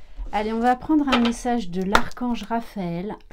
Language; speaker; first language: French; native; French